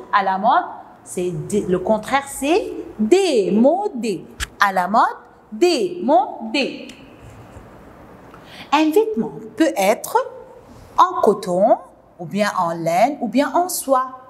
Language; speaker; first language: French; non-native, local second language; Arabic